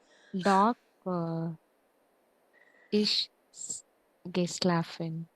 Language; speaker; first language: German; non-native, learner; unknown